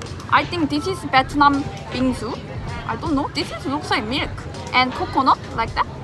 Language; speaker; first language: English; non-native, learner; Korean